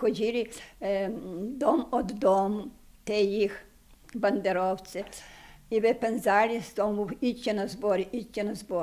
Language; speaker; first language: Polish; non-native, local second language; Ukrainian